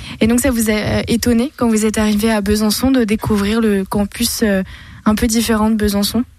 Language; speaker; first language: French; native; French